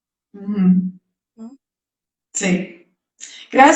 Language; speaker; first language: Portuguese; non-native, learner; Dutch